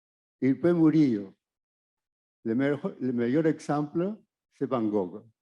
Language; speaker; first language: French; non-native, fluent; Spanish